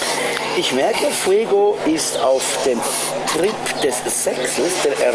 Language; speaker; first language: German; native; German